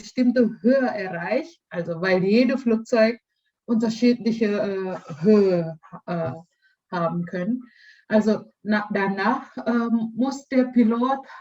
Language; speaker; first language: German; non-native, learner; Indonesian